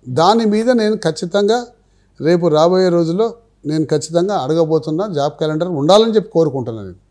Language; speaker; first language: Telugu; native; Telugu